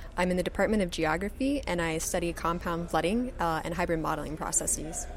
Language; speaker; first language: English; native; English